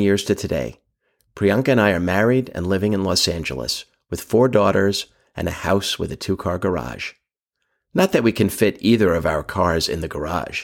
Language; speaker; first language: English; native; English